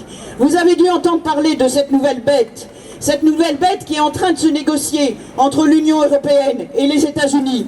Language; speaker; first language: French; native; French